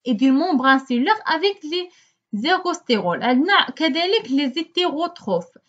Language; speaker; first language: French; non-native, local second language; Arabic